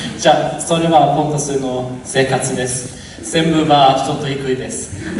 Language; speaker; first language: Japanese; non-native, learner; Swedish